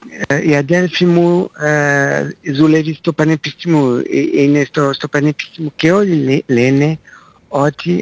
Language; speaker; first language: Greek; non-native, fluent; French